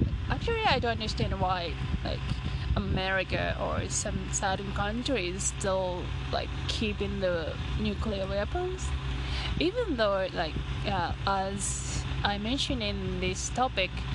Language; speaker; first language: English; non-native, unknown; Japanese